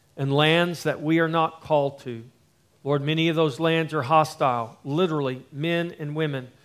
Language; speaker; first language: English; native; English